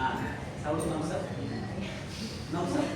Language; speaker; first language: Vietnamese; non-native, learner; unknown